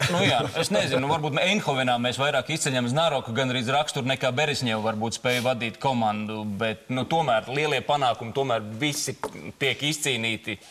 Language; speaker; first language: Latvian; native; Latvian